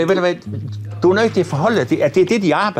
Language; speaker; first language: Danish; native; Danish